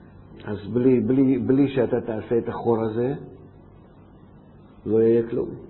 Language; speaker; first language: Hebrew; non-native, fluent; Russian